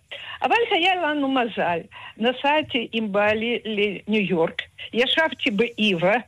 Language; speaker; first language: Hebrew; non-native, fluent; Russian